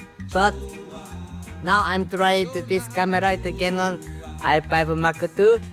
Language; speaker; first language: English; non-native, learner; Korean